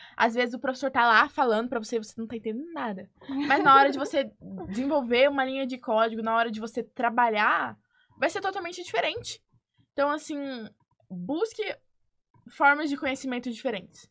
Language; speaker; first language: Portuguese; native; Portuguese